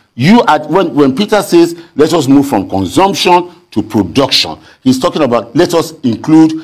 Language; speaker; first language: English; non-native, local second language; Yoruba